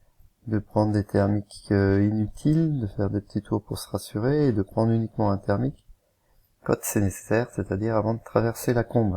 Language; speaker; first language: French; native; French